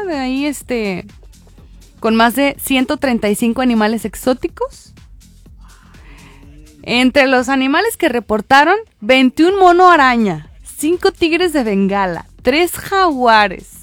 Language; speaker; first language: Spanish; native; Spanish